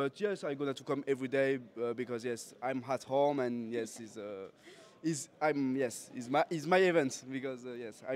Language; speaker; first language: English; non-native, learner; French